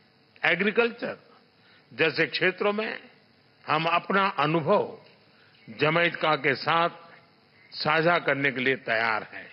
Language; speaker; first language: Hindi; native; Hindi